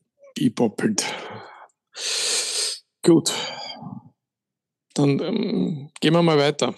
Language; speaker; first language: German; native; German